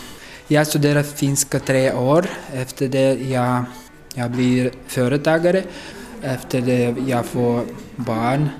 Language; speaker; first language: Swedish; non-native, learner; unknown